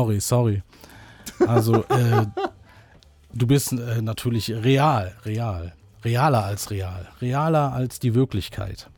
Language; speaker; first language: German; native; German